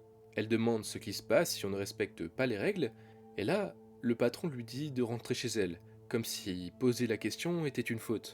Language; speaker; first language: French; native; French